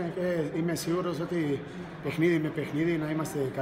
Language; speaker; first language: Greek; non-native, fluent; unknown